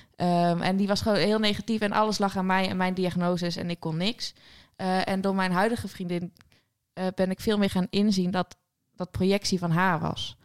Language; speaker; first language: Dutch; native; Dutch